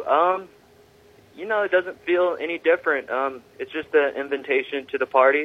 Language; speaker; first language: English; native; English